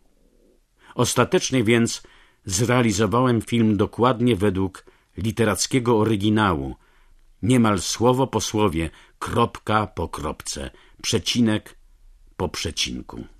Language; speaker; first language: Polish; native; Polish